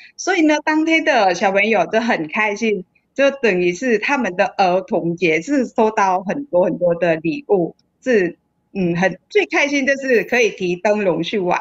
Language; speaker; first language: Chinese; non-native, fluent; Vietnamese